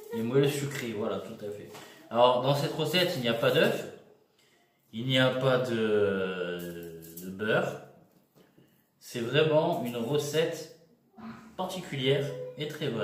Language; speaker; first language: French; native; French